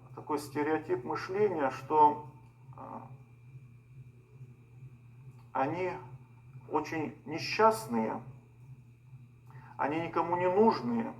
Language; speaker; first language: Russian; native; Russian